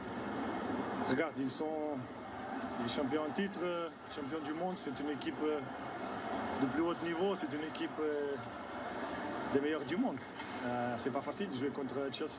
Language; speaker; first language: French; non-native, fluent; Portuguese